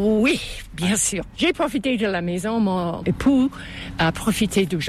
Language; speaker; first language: French; non-native, fluent; English